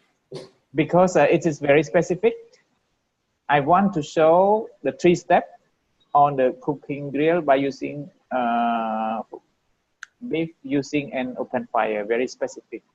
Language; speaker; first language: English; non-native, learner; Vietnamese